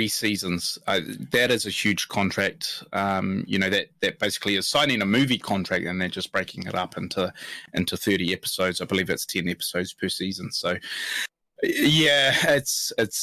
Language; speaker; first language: English; native; English